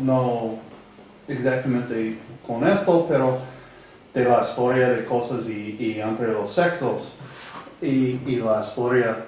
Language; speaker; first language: Spanish; non-native, fluent; English